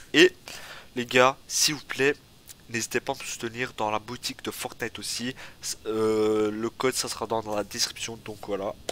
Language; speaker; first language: French; native; French